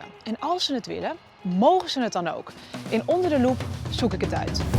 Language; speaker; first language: Dutch; native; Dutch